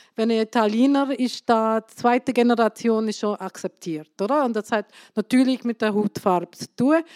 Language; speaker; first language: German; non-native, fluent; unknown